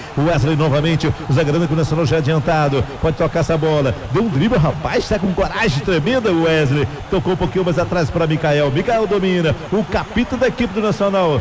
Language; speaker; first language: Portuguese; native; Portuguese